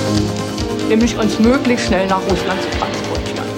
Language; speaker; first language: German; native; German